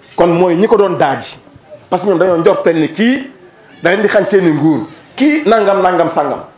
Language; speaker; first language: Wolof; native; Wolof